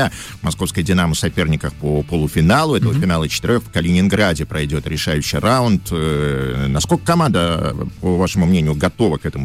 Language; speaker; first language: Russian; native; Russian